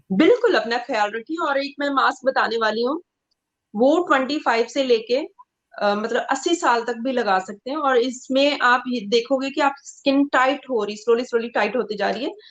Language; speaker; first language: Hindi; non-native, local second language; Punjabi